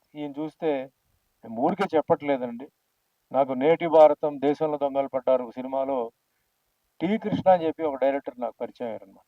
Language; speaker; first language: Telugu; native; Telugu